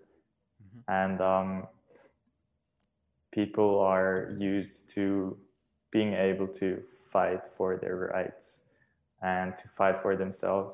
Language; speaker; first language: English; non-native, fluent; Serbian